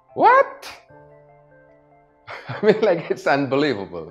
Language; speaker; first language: English; non-native, fluent; Indonesian